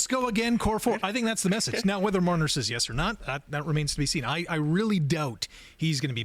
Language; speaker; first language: English; native; English